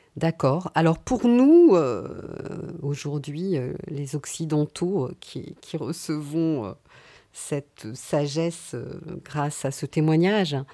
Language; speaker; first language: French; native; French